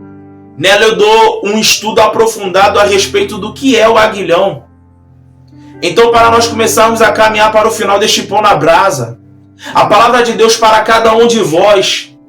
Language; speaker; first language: Portuguese; native; Portuguese